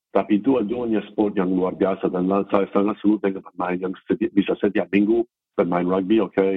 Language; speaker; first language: Indonesian; non-native, fluent; English